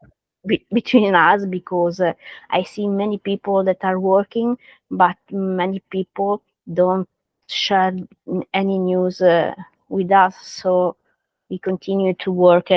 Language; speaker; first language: English; non-native, learner; Italian